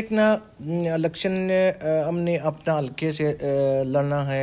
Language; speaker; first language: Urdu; non-native, local second language; Pashto